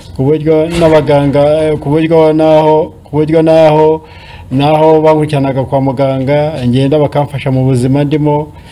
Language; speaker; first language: Kinyarwanda; native; Kinyarwanda